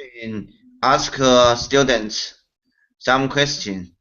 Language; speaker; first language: English; non-native, learner; Chinese